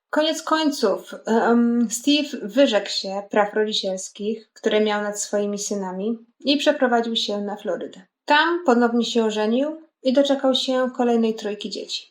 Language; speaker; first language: Polish; native; Polish